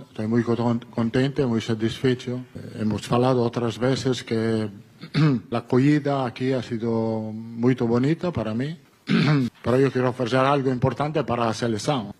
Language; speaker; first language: Spanish; non-native, fluent; Italian